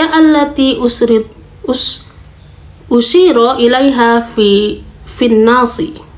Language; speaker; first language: Arabic; non-native, learner; Indonesian